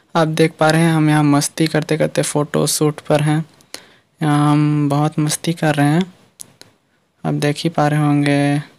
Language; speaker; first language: Hindi; native; Hindi